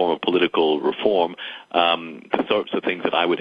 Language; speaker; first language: English; native; English